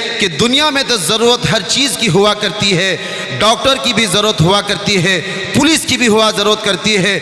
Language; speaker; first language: Urdu; non-native, local second language; Bangla